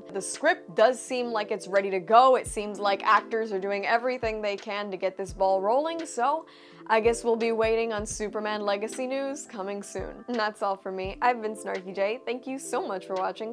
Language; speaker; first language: English; native; English